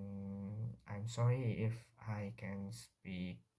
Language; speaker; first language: English; non-native, learner; Indonesian